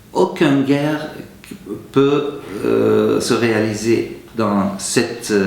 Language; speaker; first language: French; non-native, fluent; Arabic